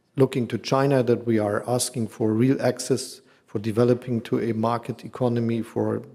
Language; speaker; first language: English; non-native, fluent; German